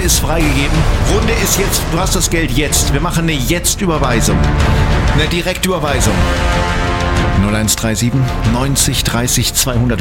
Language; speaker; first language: German; native; German